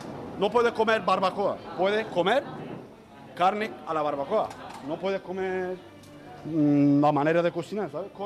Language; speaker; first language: Spanish; non-native, learner; Turkish